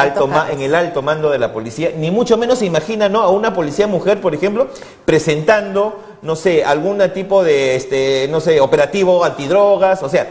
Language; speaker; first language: Spanish; native; Spanish